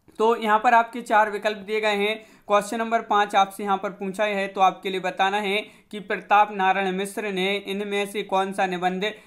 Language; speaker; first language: Hindi; native; Hindi